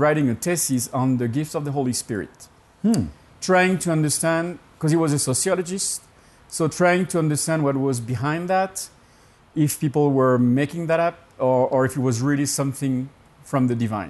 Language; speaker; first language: English; non-native, fluent; French